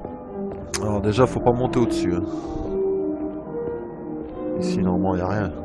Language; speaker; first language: French; native; French